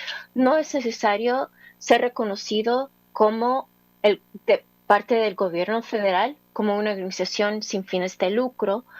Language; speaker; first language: Spanish; early bilingual, heritage; English